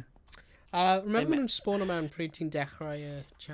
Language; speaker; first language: Welsh; native; Welsh